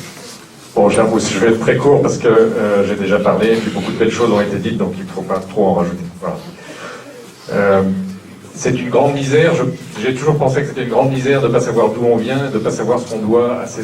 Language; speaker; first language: French; native; French